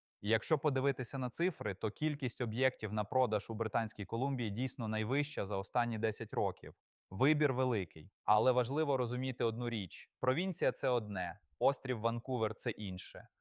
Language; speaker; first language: Ukrainian; native; Ukrainian